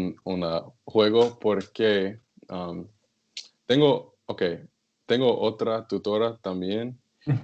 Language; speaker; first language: Spanish; non-native, learner; English